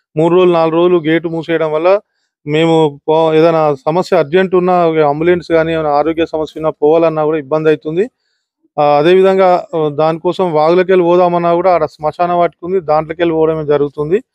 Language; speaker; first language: Telugu; native; Telugu